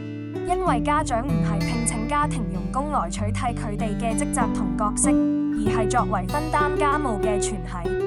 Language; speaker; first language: Cantonese; native; Cantonese